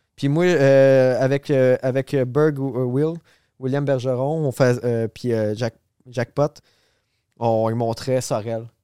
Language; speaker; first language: French; native; French